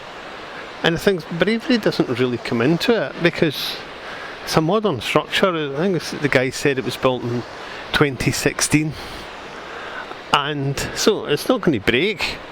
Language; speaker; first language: English; native; English